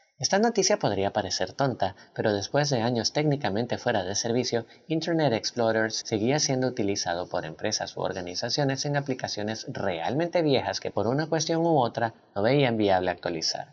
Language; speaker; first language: Spanish; native; Spanish